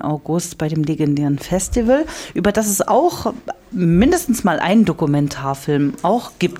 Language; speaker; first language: German; native; German